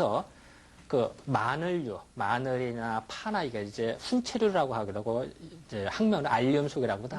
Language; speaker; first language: Korean; native; Korean